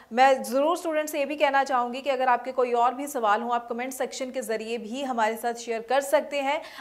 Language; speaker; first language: Hindi; non-native, local second language; Punjabi